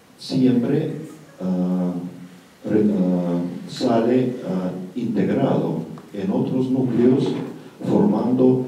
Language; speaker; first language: Spanish; non-native, fluent; Russian